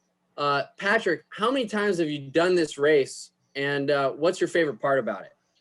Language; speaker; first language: English; native; English